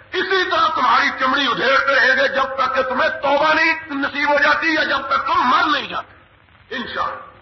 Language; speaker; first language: Urdu; non-native, local second language; Punjabi